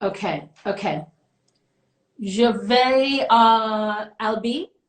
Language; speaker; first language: French; non-native, learner; English